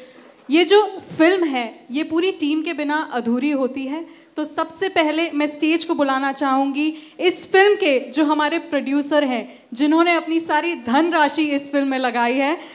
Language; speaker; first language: Hindi; native; Hindi